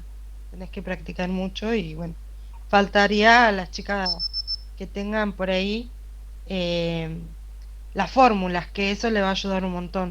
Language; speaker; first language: Spanish; native; Spanish